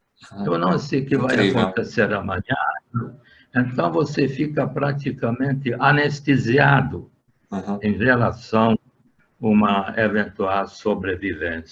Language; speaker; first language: Portuguese; non-native, fluent; Hungarian